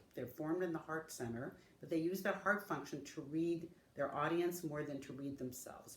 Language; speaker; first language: English; native; English